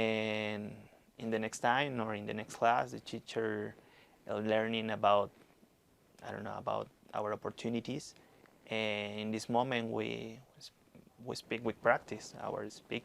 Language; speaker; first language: English; non-native, learner; Spanish